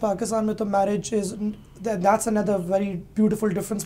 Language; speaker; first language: English; non-native, local second language; Hindi